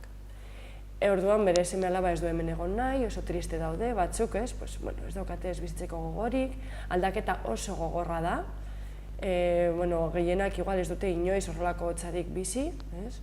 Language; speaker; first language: Basque; native; Basque